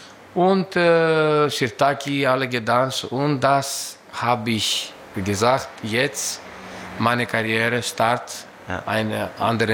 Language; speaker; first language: German; non-native, learner; Greek